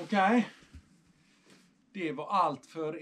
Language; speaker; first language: Swedish; native; Swedish